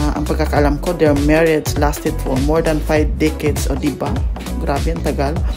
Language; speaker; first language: Filipino; non-native, local second language; Cebuano